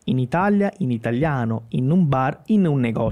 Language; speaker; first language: Italian; non-native, fluent; Portuguese